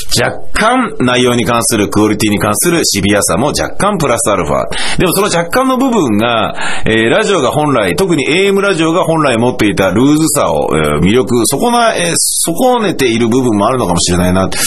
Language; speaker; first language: Japanese; native; Japanese